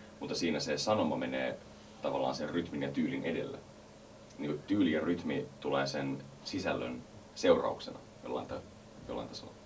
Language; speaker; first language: Finnish; early bilingual, heritage; Finnish